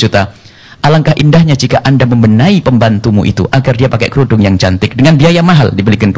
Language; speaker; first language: Indonesian; native; Indonesian